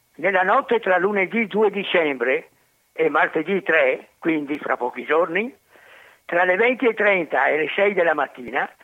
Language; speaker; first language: Italian; native; Italian